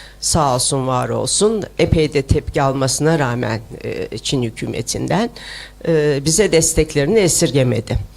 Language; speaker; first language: Turkish; early bilingual, other home language; Uyghur